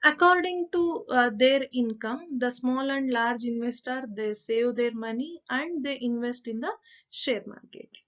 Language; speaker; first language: English; non-native, local second language; Kannada